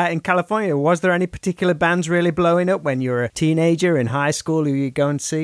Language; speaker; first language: English; native; English